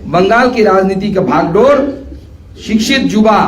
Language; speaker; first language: Hindi; non-native, local second language; Bangla